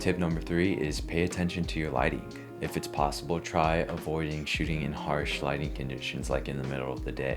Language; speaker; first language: English; native; English